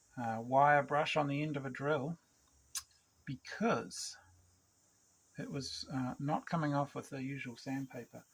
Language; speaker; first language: English; native; English